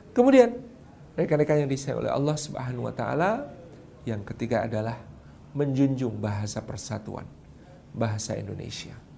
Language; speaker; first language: Indonesian; non-native, local second language; Javanese